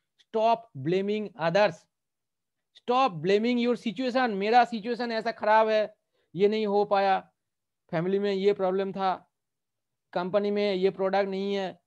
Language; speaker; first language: Hindi; non-native, local second language; Bangla